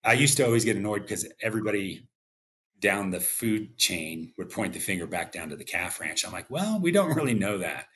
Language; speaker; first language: English; native; English